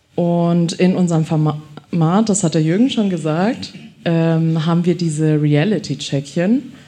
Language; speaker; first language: German; early bilingual, other home language; Chinese